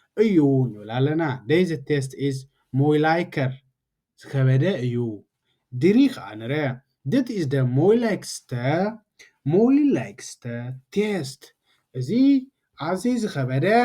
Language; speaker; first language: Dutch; non-native, learner; Tigrinya